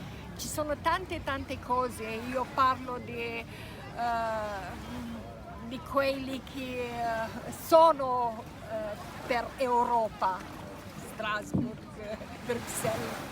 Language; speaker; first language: Italian; non-native, fluent; Romanian